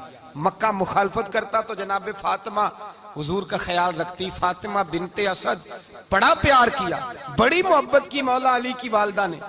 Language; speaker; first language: Hindi; non-native, local second language; Punjabi